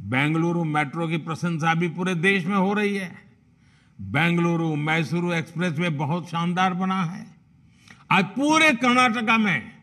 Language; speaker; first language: Hindi; non-native, local second language; Gujarati